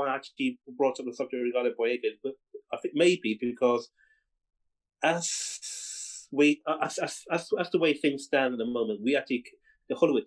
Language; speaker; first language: English; non-native, local second language; Cantonese